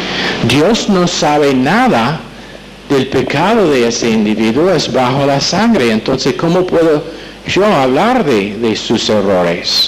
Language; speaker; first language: Spanish; non-native, fluent; English